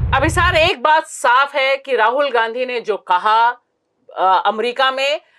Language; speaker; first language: Hindi; native; Hindi